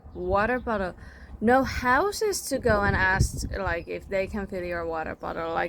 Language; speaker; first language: English; non-native, fluent; Finnish